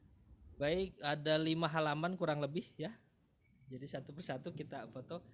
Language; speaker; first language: Indonesian; native; Indonesian